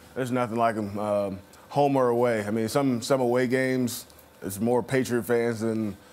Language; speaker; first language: English; native; English